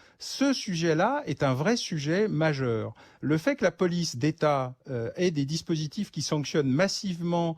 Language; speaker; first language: French; native; French